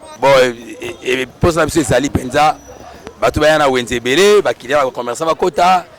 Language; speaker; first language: Lingala; native; Lingala